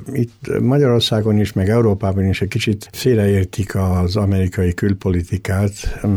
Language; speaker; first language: Hungarian; early bilingual, other home language; Spanish